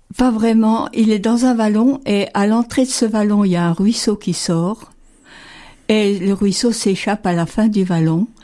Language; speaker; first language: French; native; French